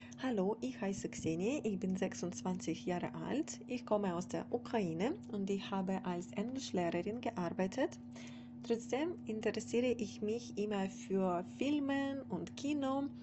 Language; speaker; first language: German; non-native, learner; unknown